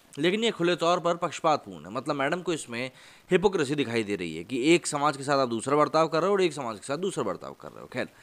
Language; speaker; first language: Hindi; native; Hindi